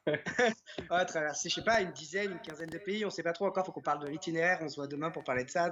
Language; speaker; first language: French; native; French